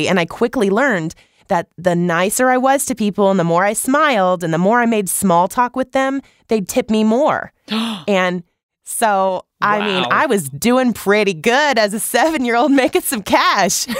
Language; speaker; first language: English; native; English